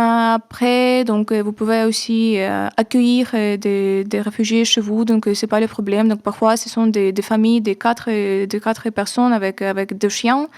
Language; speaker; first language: French; non-native, fluent; Ukrainian